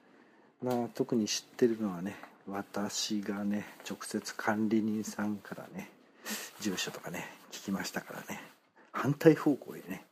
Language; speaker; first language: Japanese; native; Japanese